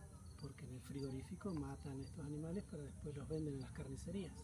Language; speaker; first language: Spanish; native; Spanish